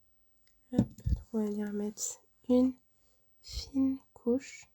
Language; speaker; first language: French; native; French